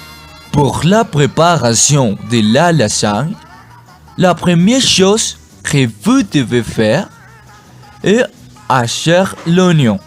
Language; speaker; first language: French; non-native, learner; Spanish